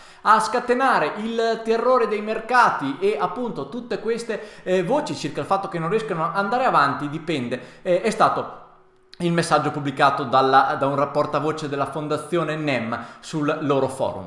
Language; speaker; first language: Italian; native; Italian